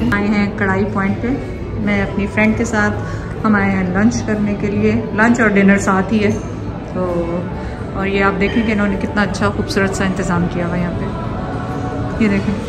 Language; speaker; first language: Urdu; native; Urdu